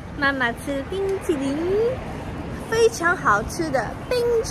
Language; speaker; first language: Chinese; non-native, local second language; English